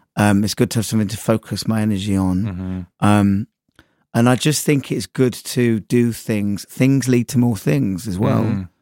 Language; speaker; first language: English; native; English